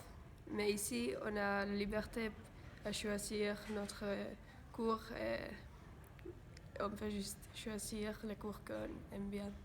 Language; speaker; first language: French; non-native, fluent; Finnish